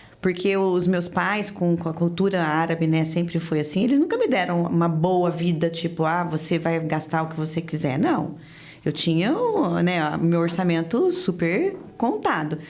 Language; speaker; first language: Portuguese; native; Portuguese